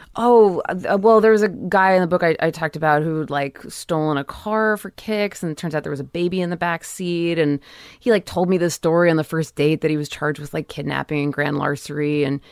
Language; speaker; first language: English; native; English